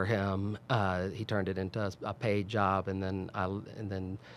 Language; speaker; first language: English; native; English